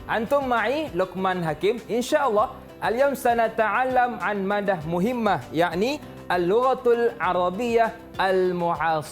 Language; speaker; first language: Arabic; non-native, learner; Malay